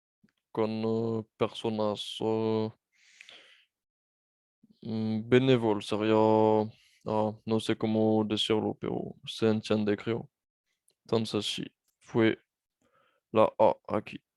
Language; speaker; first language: Spanish; non-native, fluent; French